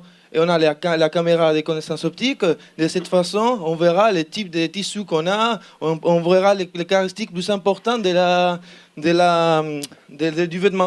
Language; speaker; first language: French; non-native, learner; Spanish